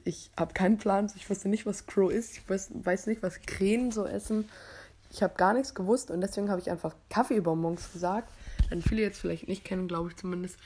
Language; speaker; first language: German; native; German